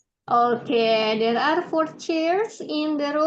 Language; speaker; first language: English; non-native, fluent; Indonesian